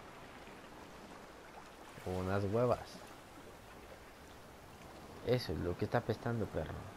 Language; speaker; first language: Spanish; native; Spanish